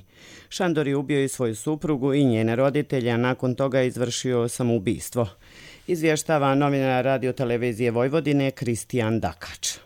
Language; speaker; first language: Croatian; native; Croatian